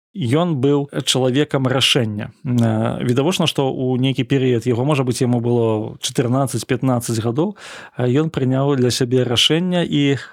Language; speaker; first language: Belarusian; non-native, local second language; Russian